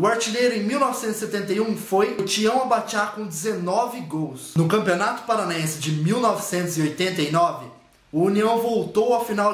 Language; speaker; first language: Portuguese; native; Portuguese